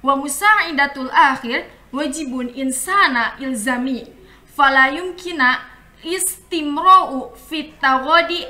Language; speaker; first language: Arabic; non-native, learner; Indonesian